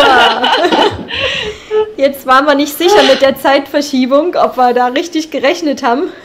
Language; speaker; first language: German; native; German